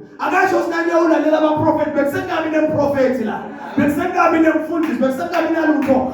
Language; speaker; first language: Zulu; non-native, local second language; Swati